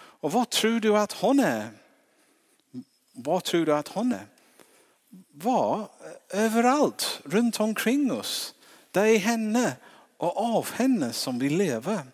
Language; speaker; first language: Swedish; non-native, fluent; English